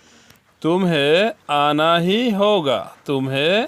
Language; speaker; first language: Hindi; non-native, learner; Bangla